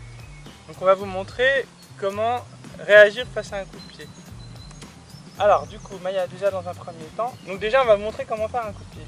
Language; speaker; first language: French; native; French